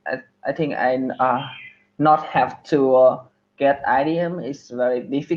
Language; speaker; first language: English; non-native, learner; Vietnamese